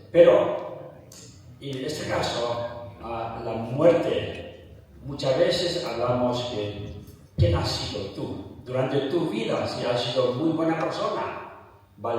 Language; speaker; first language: Spanish; non-native, fluent; Tibetan